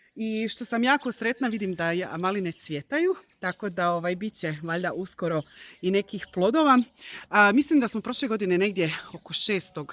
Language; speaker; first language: Bosnian; early bilingual, heritage; Croatian